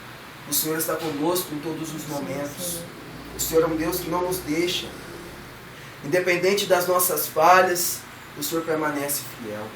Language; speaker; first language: Portuguese; native; Portuguese